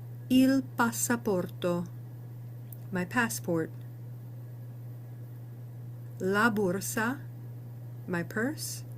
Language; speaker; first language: Italian; non-native, learner; English